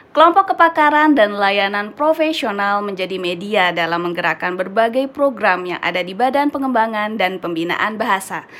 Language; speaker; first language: Indonesian; native; Indonesian